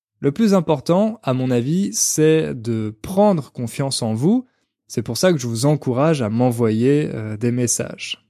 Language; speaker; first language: French; native; French